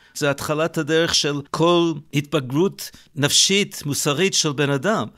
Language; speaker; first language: Hebrew; native; Hebrew